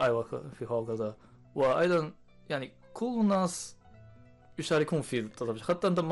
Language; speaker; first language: Arabic; non-native, learner; Japanese